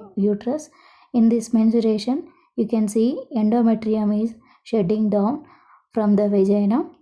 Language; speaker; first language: English; non-native, local second language; Telugu